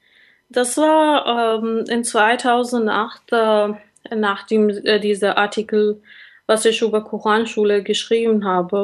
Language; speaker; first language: German; non-native, learner; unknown